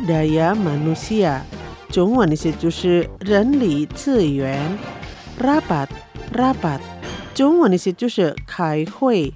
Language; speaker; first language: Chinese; non-native, fluent; Indonesian